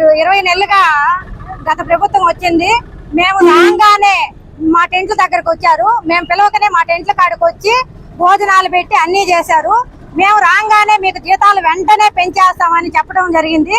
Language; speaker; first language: Telugu; native; Telugu